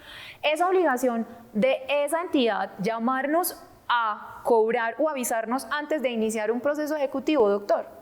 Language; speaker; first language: Spanish; native; Spanish